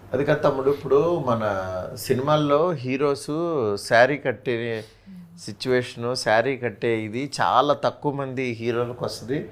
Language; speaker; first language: Telugu; native; Telugu